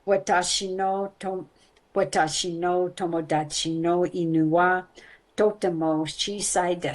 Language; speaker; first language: Japanese; non-native, learner; English